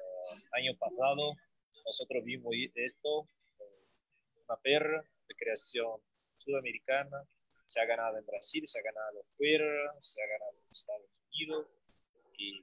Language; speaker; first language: Spanish; non-native, learner; Portuguese